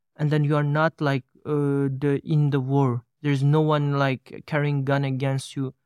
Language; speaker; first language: English; non-native, fluent; Uyghur